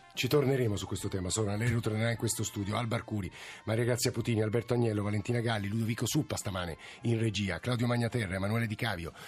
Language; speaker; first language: Italian; native; Italian